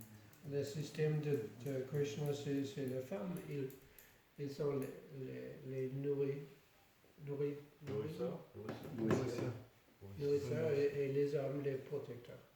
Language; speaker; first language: French; non-native, fluent; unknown